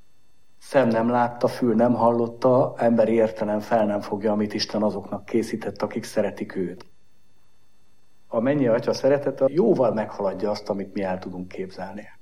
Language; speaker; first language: Hungarian; native; Hungarian